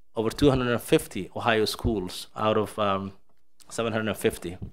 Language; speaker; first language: English; non-native, fluent; Somali